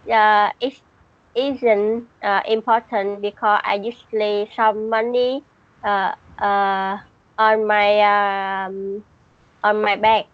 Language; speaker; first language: English; non-native, learner; Vietnamese